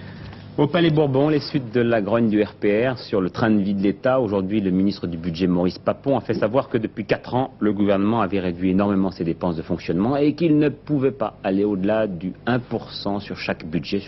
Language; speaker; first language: French; native; French